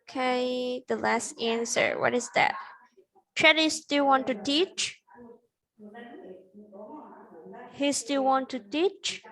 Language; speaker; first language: English; non-native, fluent; Vietnamese